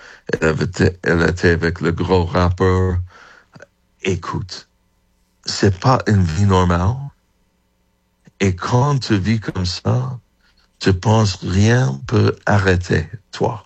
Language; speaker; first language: French; non-native, learner; English